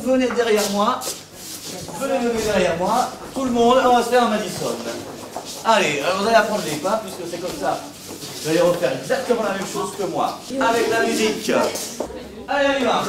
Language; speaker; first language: French; native; French